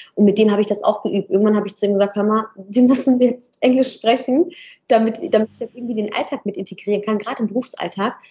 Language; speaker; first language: German; early bilingual, other home language; Arabic